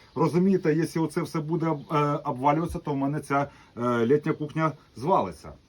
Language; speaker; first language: Ukrainian; native; Ukrainian